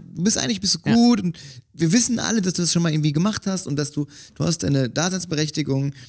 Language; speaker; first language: German; native; German